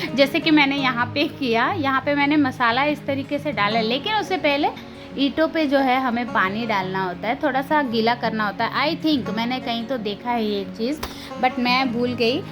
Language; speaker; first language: Hindi; non-native, local second language; Telugu